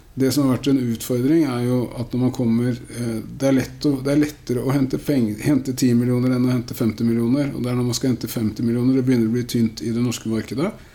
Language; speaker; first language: Norwegian; native; Norwegian